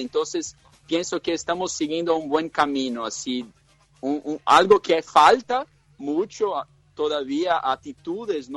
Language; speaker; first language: Spanish; non-native, fluent; Portuguese